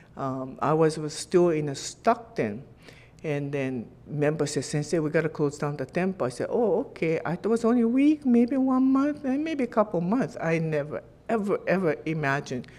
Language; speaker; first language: English; non-native, fluent; Japanese